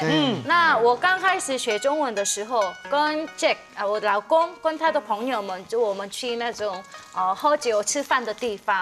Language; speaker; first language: Chinese; non-native, fluent; Korean